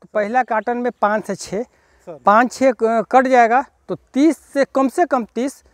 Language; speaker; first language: Hindi; native; Hindi